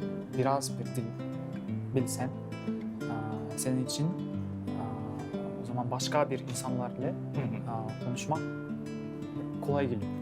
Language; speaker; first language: Turkish; non-native, fluent; Kazakh